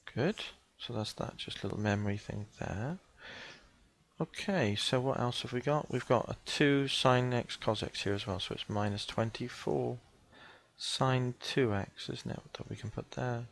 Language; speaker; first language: English; native; English